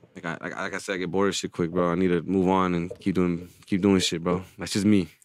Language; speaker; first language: English; native; English